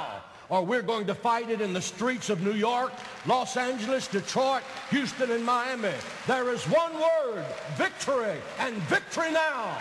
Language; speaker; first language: English; native; English